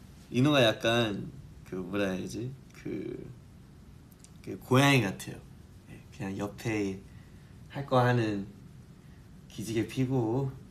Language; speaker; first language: Korean; early bilingual, heritage; Korean